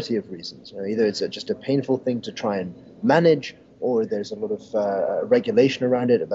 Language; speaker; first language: English; native; English